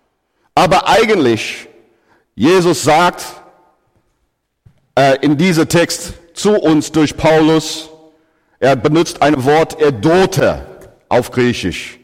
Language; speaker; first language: German; non-native, fluent; English